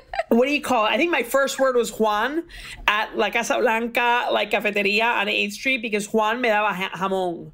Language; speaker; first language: English; early bilingual, other home language; Spanish